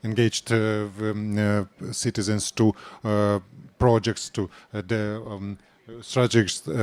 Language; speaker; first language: English; non-native, learner; Ukrainian